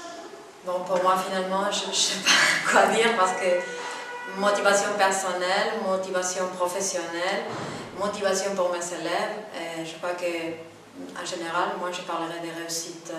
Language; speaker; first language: French; non-native, fluent; Spanish